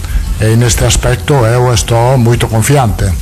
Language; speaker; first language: Portuguese; non-native, learner; Italian